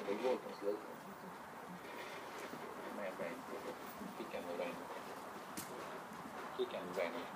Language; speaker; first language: Swedish; native; Swedish